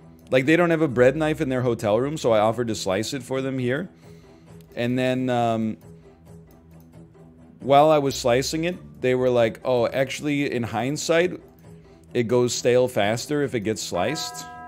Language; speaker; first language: English; native; English